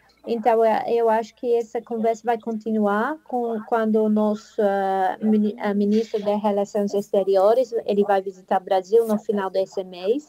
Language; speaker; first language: Portuguese; non-native, fluent; English